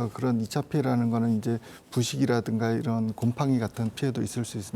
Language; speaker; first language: Korean; native; Korean